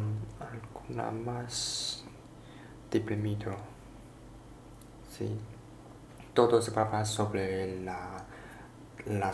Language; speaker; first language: Spanish; non-native, learner; Chinese